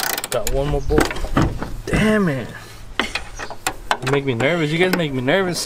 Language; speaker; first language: English; early bilingual, other home language; Spanish